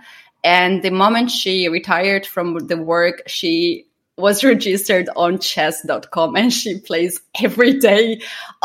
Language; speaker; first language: English; non-native, fluent; Georgian